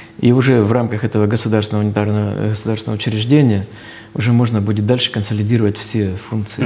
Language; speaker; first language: Russian; native; Russian